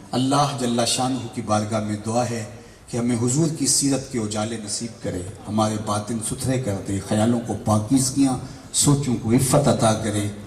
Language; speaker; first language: Urdu; non-native, local second language; Punjabi